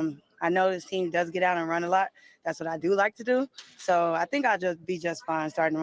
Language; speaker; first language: English; native; English